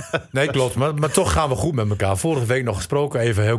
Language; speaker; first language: Dutch; native; Dutch